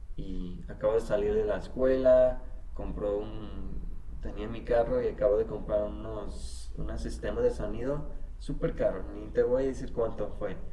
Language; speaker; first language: Spanish; non-native, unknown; English